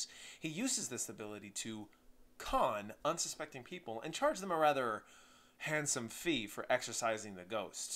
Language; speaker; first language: English; native; English